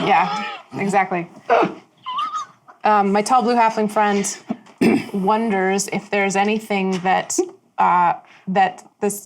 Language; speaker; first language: English; native; English